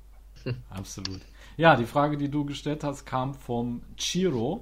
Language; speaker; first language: German; native; German